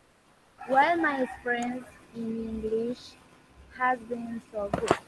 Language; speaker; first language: English; non-native, learner; Spanish